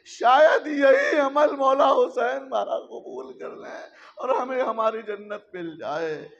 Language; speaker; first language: Urdu; native; Urdu